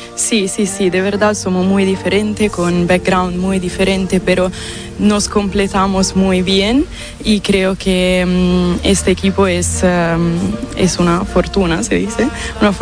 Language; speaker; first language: Spanish; non-native, fluent; Italian